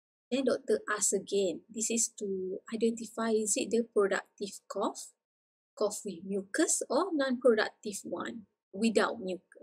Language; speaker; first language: English; non-native, local second language; Malay